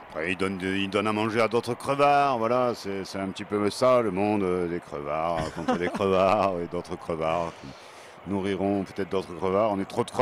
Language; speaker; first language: French; native; French